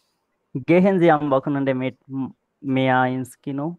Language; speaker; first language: German; non-native, learner; Bangla